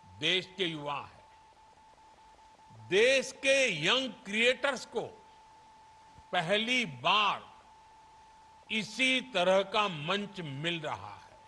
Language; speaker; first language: Hindi; native; Hindi